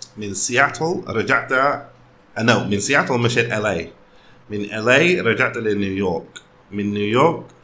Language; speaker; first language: Arabic; early bilingual, heritage; Arabic